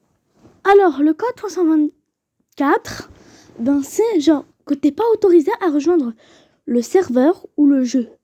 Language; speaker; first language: French; native; French